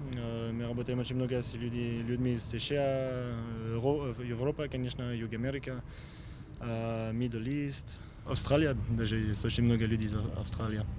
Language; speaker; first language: Russian; non-native, learner; French